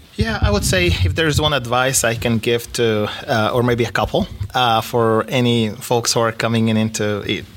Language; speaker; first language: English; native; English